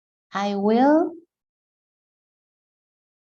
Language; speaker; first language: English; non-native, learner; Spanish